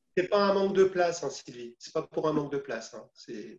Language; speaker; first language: French; native; French